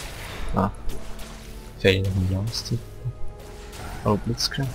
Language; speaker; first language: German; native; German